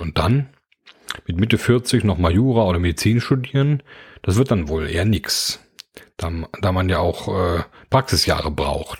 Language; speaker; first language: German; native; German